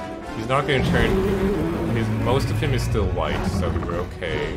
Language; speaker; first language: English; native; English